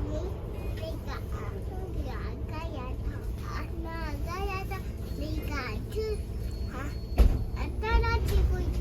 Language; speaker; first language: Korean; early bilingual, heritage; Korean